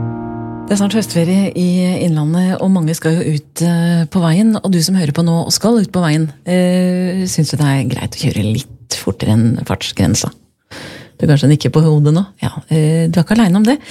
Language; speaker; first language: Norwegian; native; Norwegian